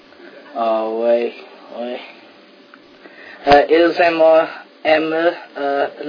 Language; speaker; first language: French; non-native, learner; English